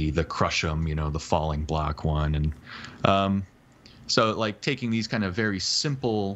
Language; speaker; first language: English; native; English